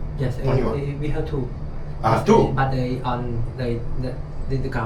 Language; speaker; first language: English; non-native, learner; Khmer